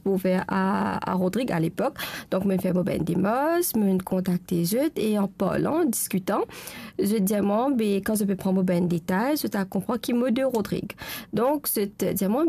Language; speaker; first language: French; non-native, local second language; Morisyen